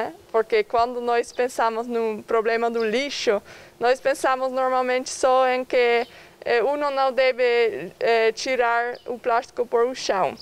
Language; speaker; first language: Portuguese; non-native, fluent; Dutch